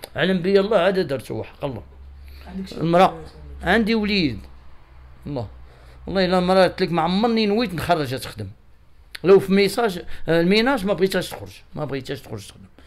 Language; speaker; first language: Arabic; native; Arabic